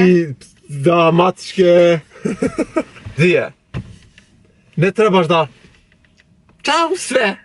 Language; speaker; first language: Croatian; non-native, learner; Albanian